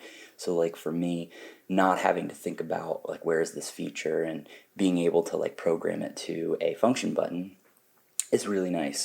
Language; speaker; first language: English; native; English